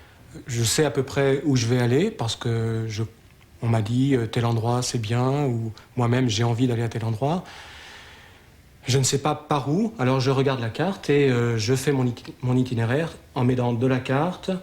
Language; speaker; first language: French; native; French